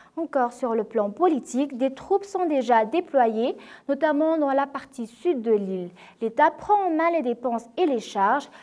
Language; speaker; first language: French; non-native, local second language; Malagasy